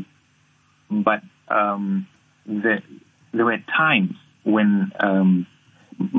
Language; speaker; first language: English; non-native, local second language; Nyanja